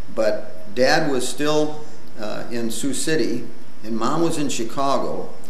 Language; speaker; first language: English; native; English